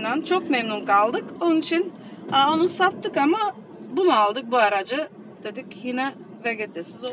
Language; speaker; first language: Turkish; early bilingual, heritage; Turkish